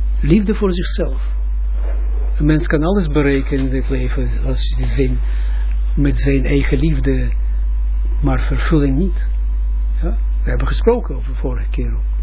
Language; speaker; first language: Dutch; non-native, fluent; Russian